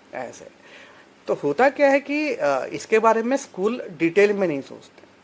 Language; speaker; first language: Hindi; non-native, local second language; Marathi